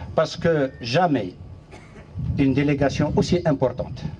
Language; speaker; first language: French; non-native, local second language; Arabic